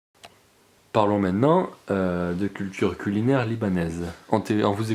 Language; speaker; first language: French; native; French